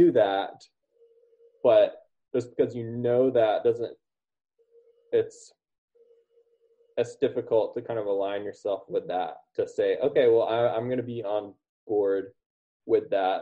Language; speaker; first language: English; native; English